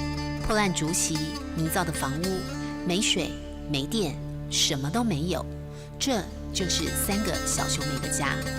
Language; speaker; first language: Chinese; native; Chinese